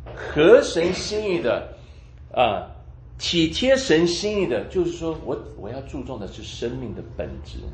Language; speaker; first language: Chinese; native; Chinese